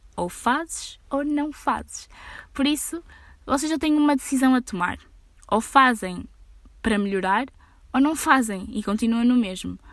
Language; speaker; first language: Portuguese; early bilingual, heritage; Portuguese